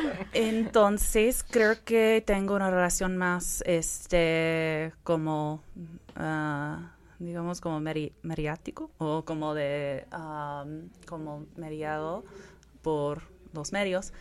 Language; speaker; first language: Spanish; non-native, fluent; English